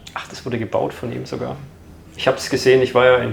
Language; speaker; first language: German; native; German